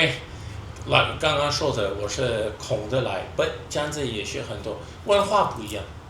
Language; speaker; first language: Chinese; non-native, fluent; English